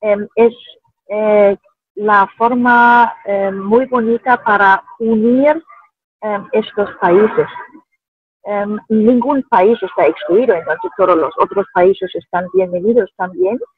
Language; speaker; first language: Spanish; non-native, fluent; German